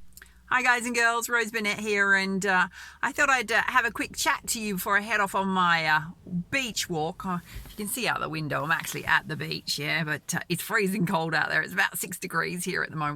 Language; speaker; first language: English; native; English